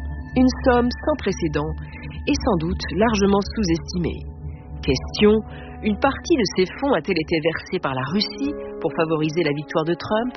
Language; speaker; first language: French; native; French